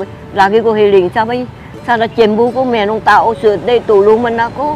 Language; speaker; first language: Filipino; non-native, learner; Vietnamese